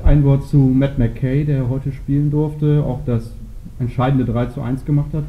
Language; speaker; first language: German; native; German